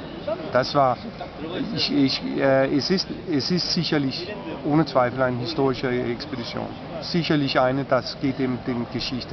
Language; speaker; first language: German; non-native, fluent; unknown